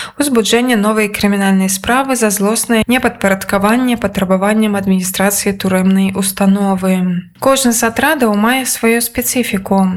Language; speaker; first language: Belarusian; native; Belarusian